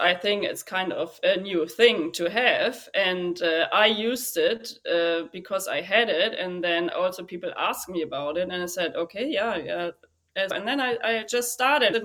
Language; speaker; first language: English; non-native, fluent; German